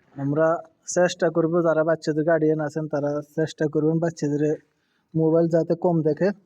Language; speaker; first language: Bangla; native; Bangla